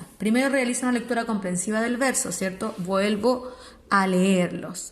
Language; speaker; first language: Spanish; native; Spanish